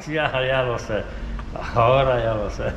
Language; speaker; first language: Spanish; non-native, fluent; Polish